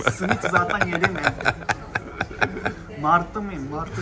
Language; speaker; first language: Turkish; non-native, fluent; Japanese